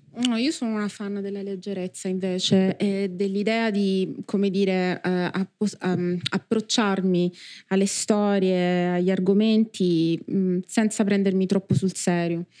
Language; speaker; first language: Italian; native; Italian